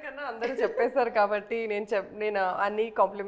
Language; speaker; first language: Telugu; early bilingual, heritage; Telugu